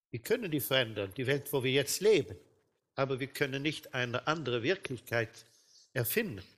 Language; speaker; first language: German; non-native, fluent; Swedish